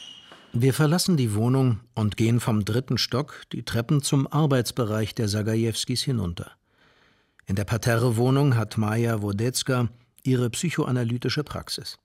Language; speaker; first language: German; native; German